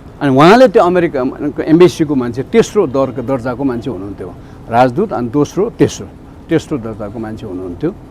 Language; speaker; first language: Nepali; native; Nepali